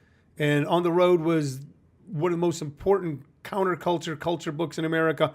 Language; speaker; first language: English; native; English